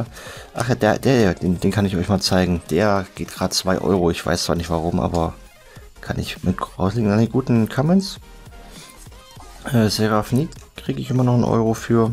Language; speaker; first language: German; native; German